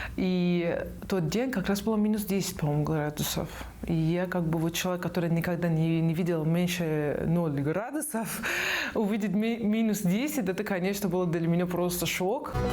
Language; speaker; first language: Russian; non-native, fluent; Persian